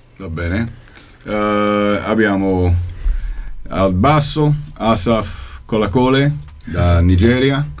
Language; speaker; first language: Italian; non-native, fluent; English